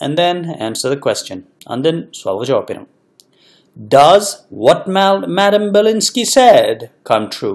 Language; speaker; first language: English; non-native, fluent; Uyghur